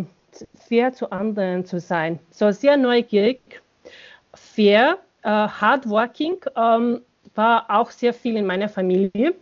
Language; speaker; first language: German; non-native, fluent; Bosnian